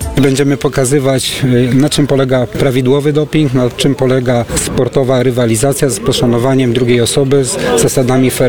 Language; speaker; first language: Polish; native; Polish